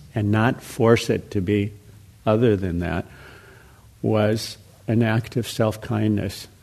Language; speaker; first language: English; native; English